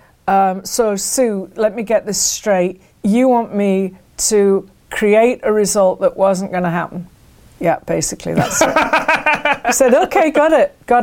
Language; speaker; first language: English; native; English